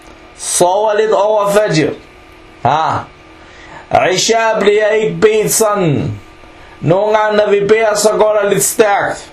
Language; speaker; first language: Danish; early bilingual, other home language; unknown